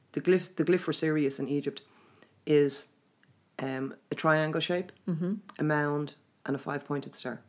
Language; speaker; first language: English; native; English